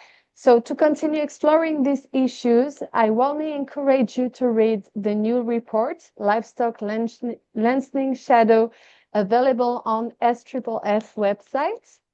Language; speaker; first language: English; non-native, fluent; French